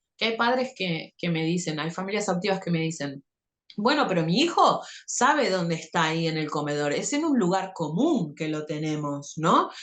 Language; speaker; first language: Spanish; native; Spanish